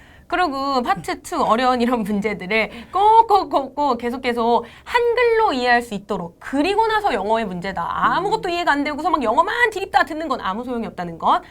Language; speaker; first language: Korean; native; Korean